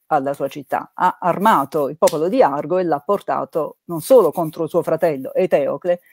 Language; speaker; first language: Italian; native; Italian